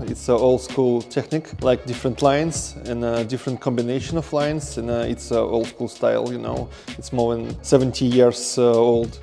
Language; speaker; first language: English; non-native, learner; Russian